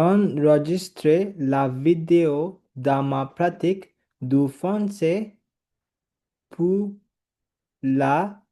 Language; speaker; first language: French; non-native, learner; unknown